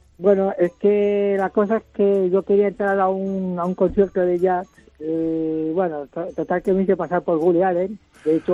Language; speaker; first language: Spanish; native; Spanish